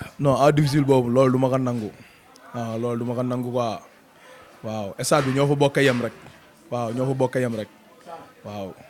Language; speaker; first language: Wolof; native; Wolof